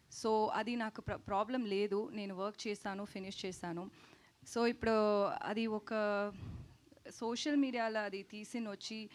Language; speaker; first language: Telugu; non-native, fluent; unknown